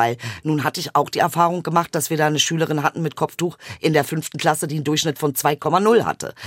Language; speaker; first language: German; early bilingual, other home language; Turkish